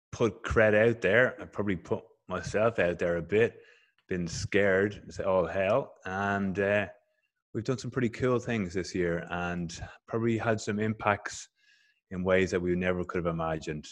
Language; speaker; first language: English; native; English